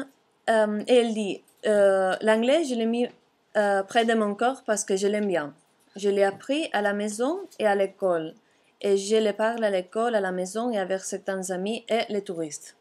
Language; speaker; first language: French; non-native, fluent; Catalan